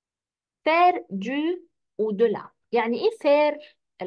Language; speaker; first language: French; non-native, fluent; Arabic